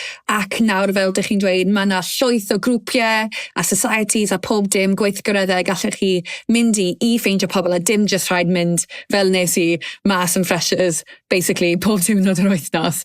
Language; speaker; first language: Welsh; native; Welsh